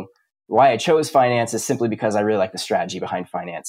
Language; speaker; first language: English; native; English